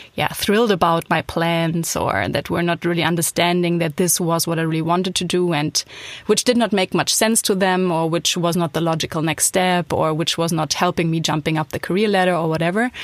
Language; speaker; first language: English; non-native, fluent; German